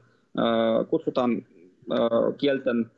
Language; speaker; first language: Finnish; non-native, fluent; Russian